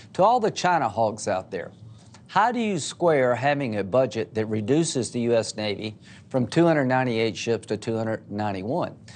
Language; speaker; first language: English; native; English